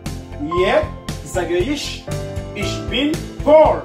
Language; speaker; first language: German; non-native, learner; French